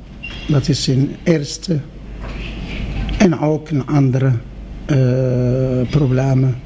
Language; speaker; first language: Dutch; non-native, fluent; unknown